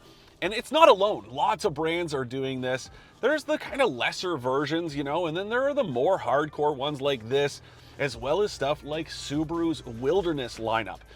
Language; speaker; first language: English; native; English